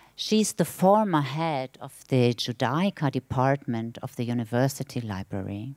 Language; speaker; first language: English; non-native, fluent; German